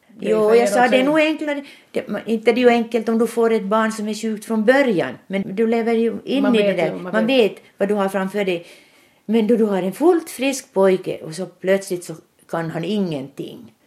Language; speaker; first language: Swedish; native; Swedish